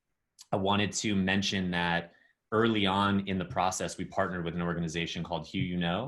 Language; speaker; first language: English; native; English